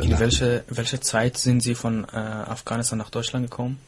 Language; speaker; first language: German; non-native, fluent; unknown